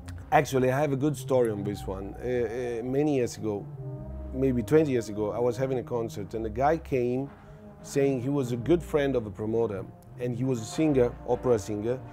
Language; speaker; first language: English; non-native, fluent; Italian